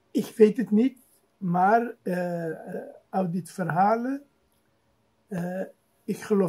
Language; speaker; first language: Dutch; non-native, fluent; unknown